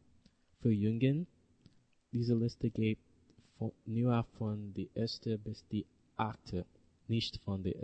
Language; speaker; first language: German; non-native, learner; English